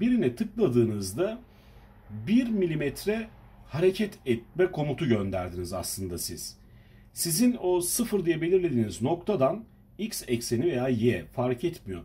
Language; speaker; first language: Turkish; native; Turkish